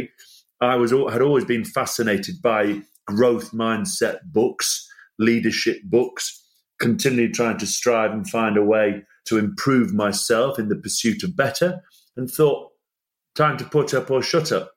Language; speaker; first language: English; native; English